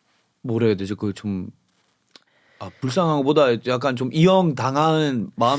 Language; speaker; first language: Korean; non-native, fluent; English